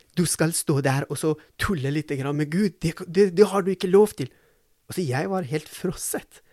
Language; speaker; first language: Norwegian; non-native, fluent; Persian